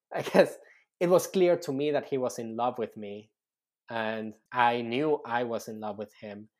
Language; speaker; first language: English; non-native, fluent; Spanish